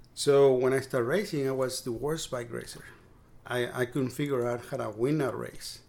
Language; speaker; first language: English; non-native, fluent; Spanish